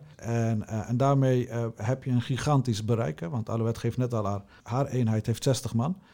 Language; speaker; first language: Dutch; native; Dutch